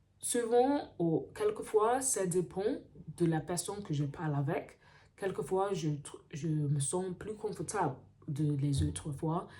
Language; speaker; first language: French; non-native, learner; English